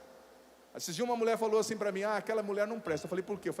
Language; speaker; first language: Portuguese; native; Portuguese